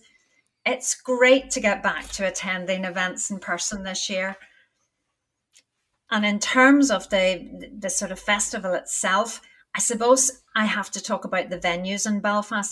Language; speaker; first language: English; native; English